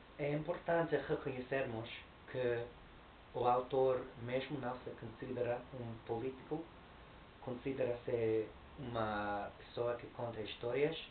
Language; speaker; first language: Portuguese; non-native, learner; English